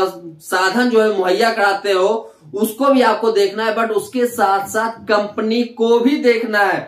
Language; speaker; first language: Hindi; native; Hindi